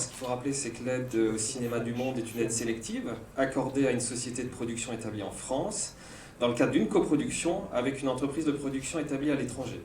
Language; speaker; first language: French; native; French